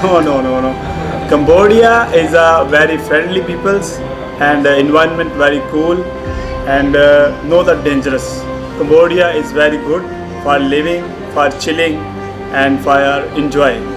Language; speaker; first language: English; non-native, fluent; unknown